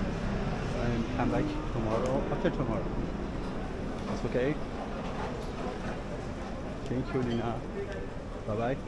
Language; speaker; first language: English; non-native, learner; Persian